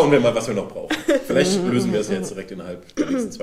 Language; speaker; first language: German; native; German